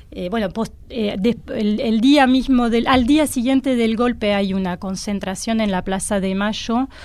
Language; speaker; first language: Spanish; non-native, fluent; French